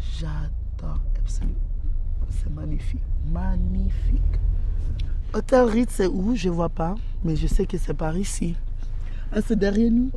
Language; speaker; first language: French; non-native, fluent; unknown